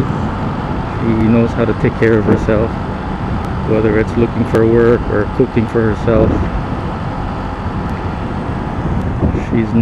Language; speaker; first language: English; non-native, local second language; Filipino